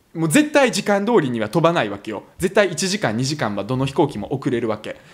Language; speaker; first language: Japanese; early bilingual, other home language; Russian